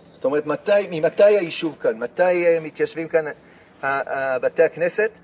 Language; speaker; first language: Hebrew; native; Hebrew